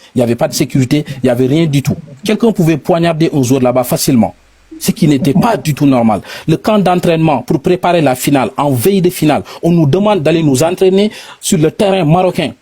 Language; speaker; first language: French; non-native, local second language; Wolof